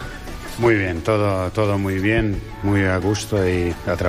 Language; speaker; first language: Spanish; non-native, fluent; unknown